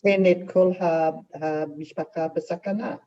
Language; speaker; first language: Hebrew; non-native, learner; English